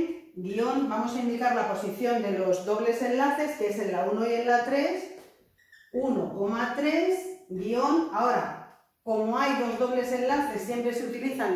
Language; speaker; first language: Spanish; native; Spanish